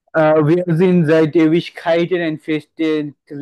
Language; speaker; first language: German; non-native, fluent; Bangla